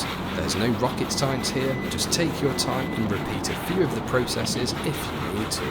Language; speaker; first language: English; native; English